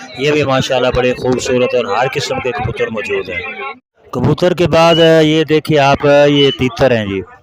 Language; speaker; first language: Urdu; non-native, local second language; Saraiki